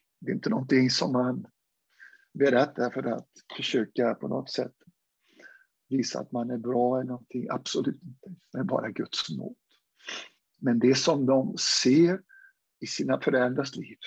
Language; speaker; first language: Swedish; non-native, fluent; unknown